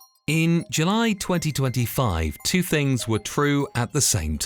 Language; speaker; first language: English; native; English